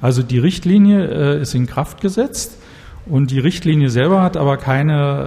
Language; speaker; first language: German; native; German